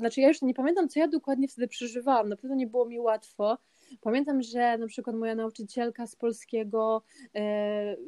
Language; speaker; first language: Polish; early bilingual, other home language; English